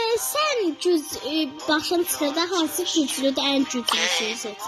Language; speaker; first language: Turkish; non-native, learner; Azerbaijani